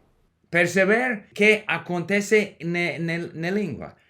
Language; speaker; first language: Portuguese; non-native, learner; English